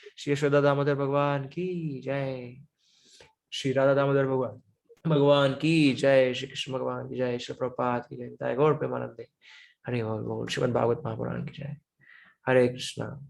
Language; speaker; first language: English; non-native, local second language; Hindi